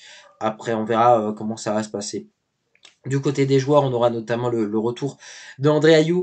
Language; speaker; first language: French; native; French